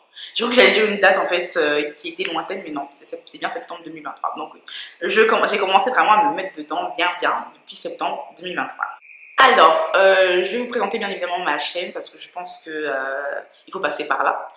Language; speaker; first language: French; native; French